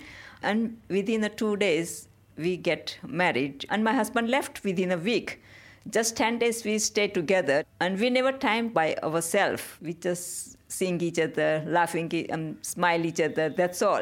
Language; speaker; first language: English; non-native, local second language; Gujarati